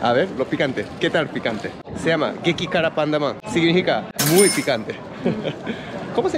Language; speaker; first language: Spanish; non-native, learner; Japanese